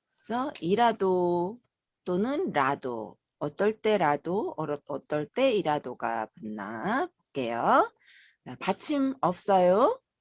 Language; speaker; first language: Korean; native; Korean